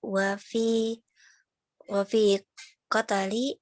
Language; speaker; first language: Arabic; non-native, learner; Indonesian